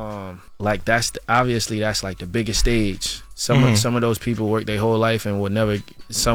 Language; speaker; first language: English; native; English